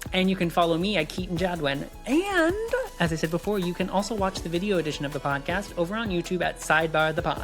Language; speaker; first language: English; native; English